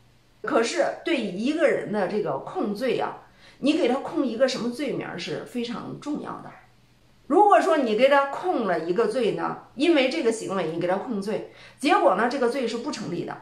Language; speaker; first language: Chinese; native; Chinese